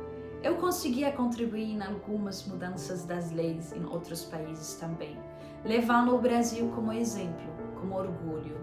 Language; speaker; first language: Portuguese; non-native, fluent; Arabic